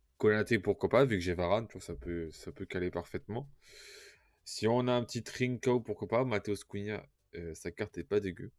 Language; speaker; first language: French; native; French